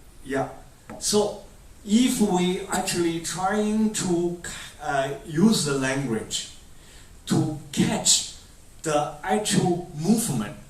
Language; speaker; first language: English; non-native, fluent; Chinese